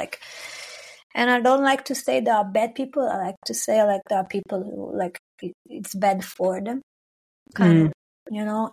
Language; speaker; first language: English; non-native, fluent; Hebrew